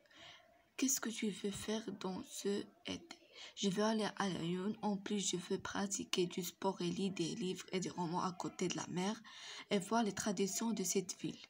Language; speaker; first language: French; non-native, local second language; Arabic